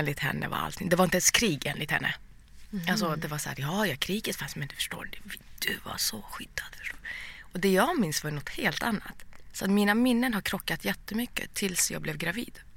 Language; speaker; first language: Swedish; early bilingual, other home language; Persian